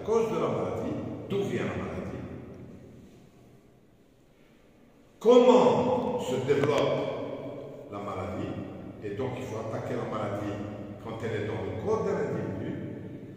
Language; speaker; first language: French; non-native, local second language; Arabic